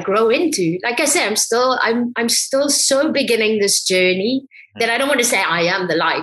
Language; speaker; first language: English; native; English